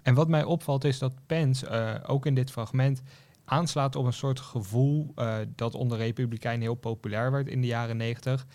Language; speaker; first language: Dutch; native; Dutch